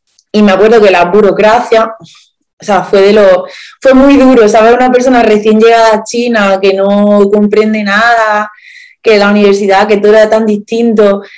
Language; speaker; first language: Spanish; native; Spanish